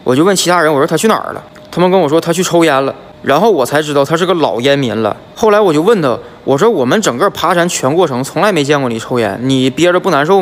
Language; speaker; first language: Chinese; native; Chinese